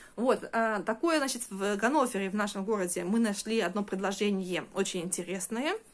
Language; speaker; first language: Russian; early bilingual, heritage; Russian